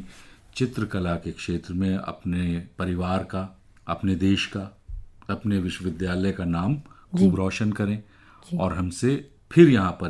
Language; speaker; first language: Hindi; native; Hindi